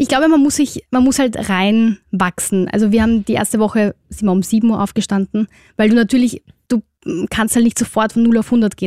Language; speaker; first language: German; native; German